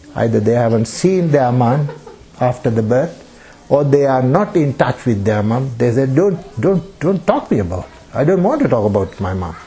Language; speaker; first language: English; non-native, local second language; Sinhala